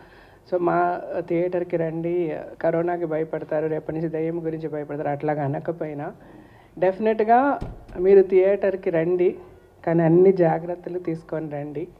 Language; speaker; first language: Telugu; native; Telugu